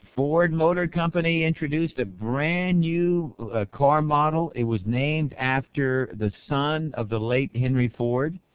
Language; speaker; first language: English; native; English